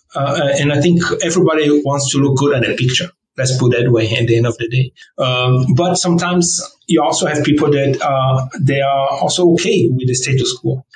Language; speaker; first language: English; non-native, fluent; Portuguese